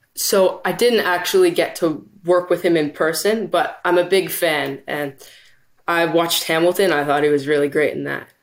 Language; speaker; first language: English; native; English